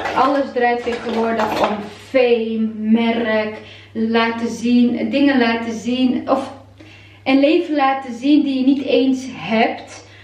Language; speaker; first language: Dutch; non-native, fluent; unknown